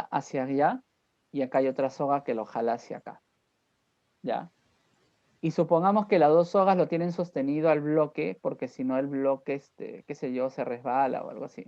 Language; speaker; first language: Spanish; native; Spanish